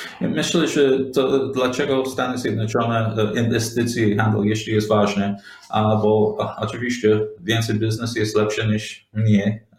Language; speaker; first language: Polish; non-native, learner; English